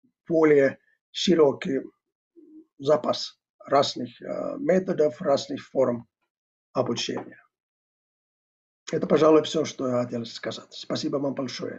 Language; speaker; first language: Russian; non-native, fluent; Finnish